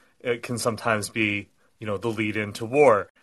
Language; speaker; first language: English; native; English